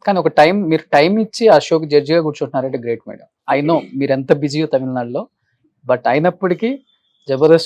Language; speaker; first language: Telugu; native; Telugu